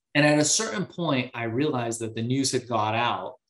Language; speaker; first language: English; early bilingual, other home language; Persian